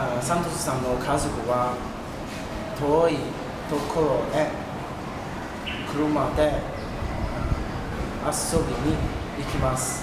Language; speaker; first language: Japanese; non-native, learner; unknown